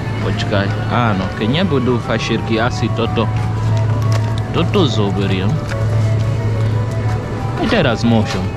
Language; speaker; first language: Slovak; non-native, learner; English